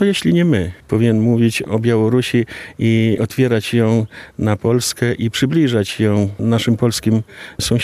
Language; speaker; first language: Polish; non-native, local second language; Belarusian